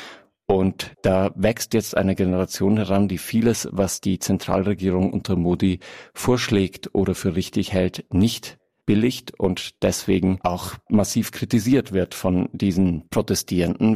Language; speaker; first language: German; native; German